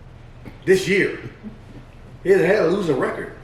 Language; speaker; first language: English; native; English